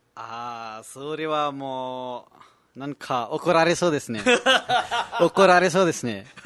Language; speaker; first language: Japanese; non-native, fluent; Nepali